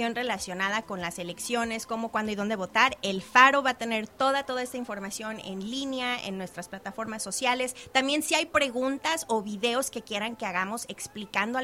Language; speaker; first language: Spanish; native; Spanish